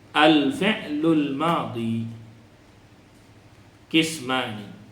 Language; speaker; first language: Arabic; non-native, fluent; Malay